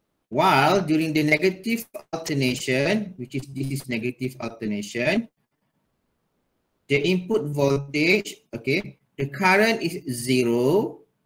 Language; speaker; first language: English; non-native, local second language; Malay